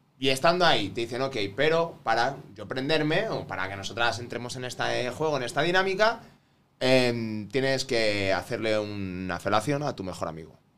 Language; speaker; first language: Spanish; native; Spanish